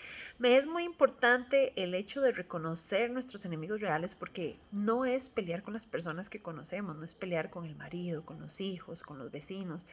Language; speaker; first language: Spanish; native; Spanish